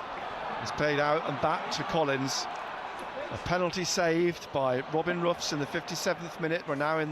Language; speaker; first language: English; native; English